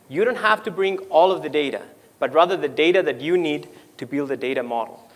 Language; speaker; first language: English; non-native, fluent; Spanish